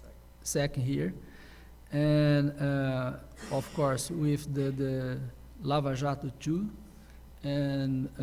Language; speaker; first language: English; non-native, learner; Portuguese